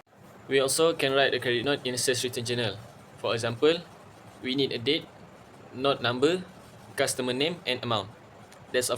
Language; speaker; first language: English; non-native, local second language; Malay